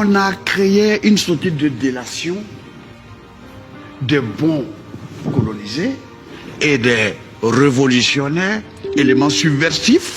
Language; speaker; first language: French; non-native, local second language; Dyula